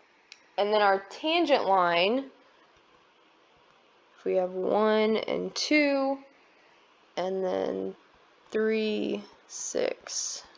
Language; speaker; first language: English; native; English